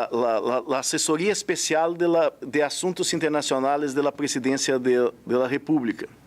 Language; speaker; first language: Spanish; non-native, fluent; Portuguese